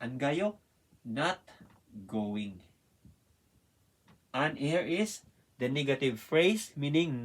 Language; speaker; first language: English; non-native, learner; Filipino